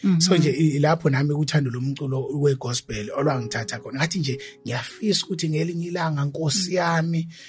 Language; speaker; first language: Zulu; native; Zulu